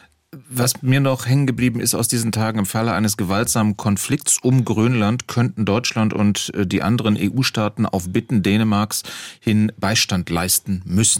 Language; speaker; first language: German; native; German